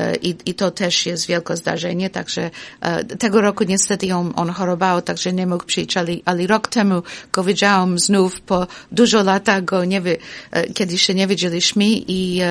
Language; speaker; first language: Polish; non-native, fluent; English